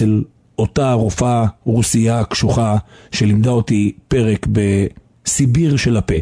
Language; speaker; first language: Hebrew; native; Hebrew